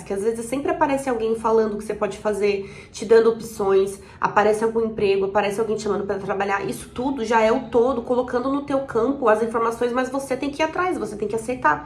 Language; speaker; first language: Portuguese; native; Portuguese